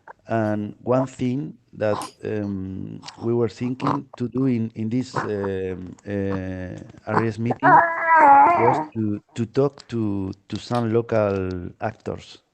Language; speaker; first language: English; non-native, fluent; Spanish